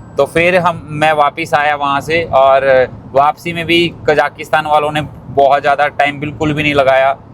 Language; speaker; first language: Hindi; native; Hindi